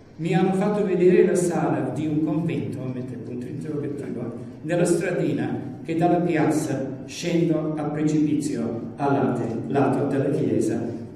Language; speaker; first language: Italian; non-native, fluent; English